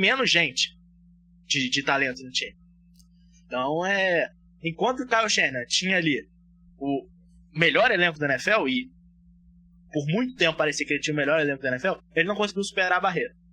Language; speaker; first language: Portuguese; native; Portuguese